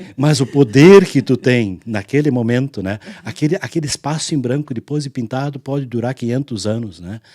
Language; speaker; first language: Portuguese; non-native, local second language; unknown